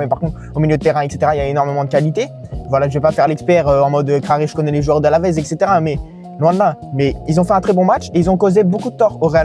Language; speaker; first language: French; native; French